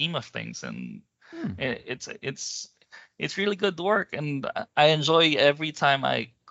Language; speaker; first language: English; non-native, local second language; Filipino